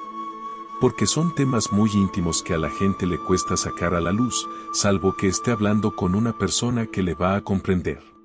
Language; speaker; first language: Spanish; native; Spanish